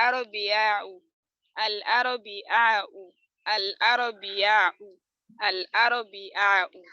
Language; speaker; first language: Arabic; non-native, learner; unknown